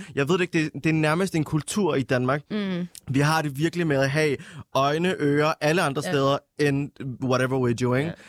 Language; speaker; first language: Danish; early bilingual, other home language; Arabic